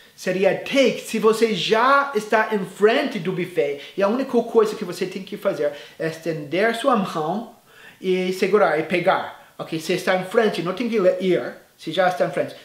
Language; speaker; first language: Portuguese; non-native, fluent; English